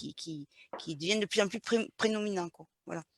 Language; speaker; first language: French; native; French